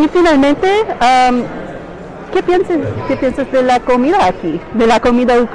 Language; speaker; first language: Spanish; non-native, learner; English